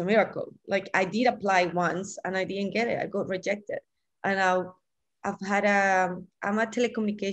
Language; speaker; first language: English; non-native, fluent; Spanish